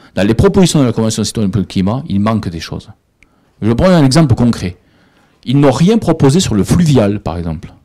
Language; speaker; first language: French; native; French